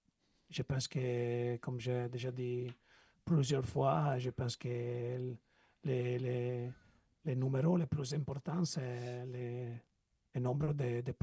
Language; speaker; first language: French; non-native, learner; Italian